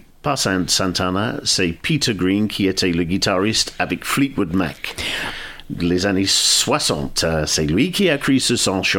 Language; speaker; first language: French; non-native, fluent; English